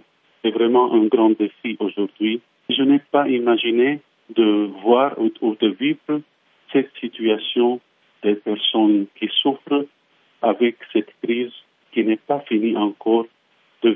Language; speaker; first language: French; non-native, fluent; Arabic